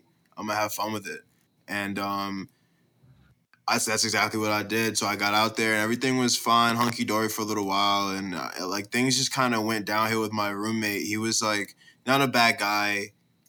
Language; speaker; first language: English; native; English